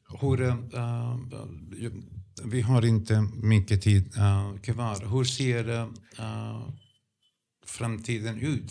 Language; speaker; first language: Swedish; non-native, fluent; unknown